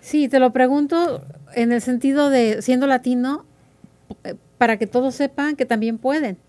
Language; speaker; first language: Spanish; native; Spanish